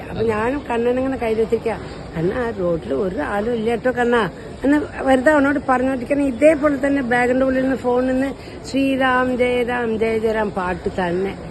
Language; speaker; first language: Malayalam; early bilingual, heritage; Malayalam